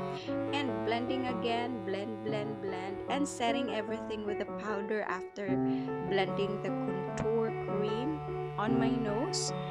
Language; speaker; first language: English; non-native, local second language; Filipino